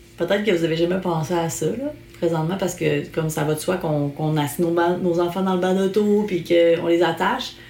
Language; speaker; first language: French; native; French